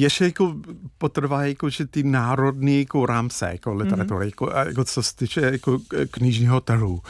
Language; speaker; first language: Czech; non-native, fluent; English